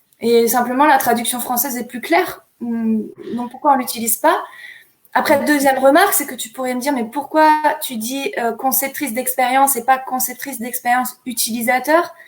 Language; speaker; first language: French; native; French